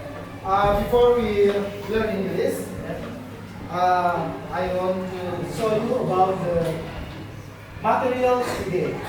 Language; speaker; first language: English; non-native, learner; Indonesian